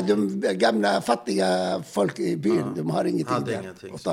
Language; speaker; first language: Swedish; non-native, fluent; Arabic